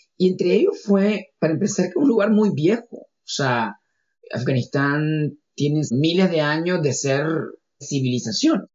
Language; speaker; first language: Spanish; native; Spanish